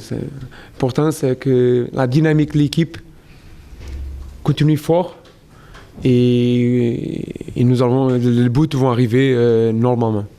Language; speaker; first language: French; non-native, learner; Portuguese